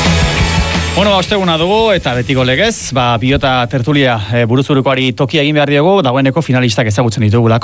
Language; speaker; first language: Basque; native; Basque